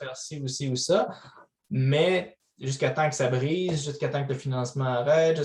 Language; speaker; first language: French; native; French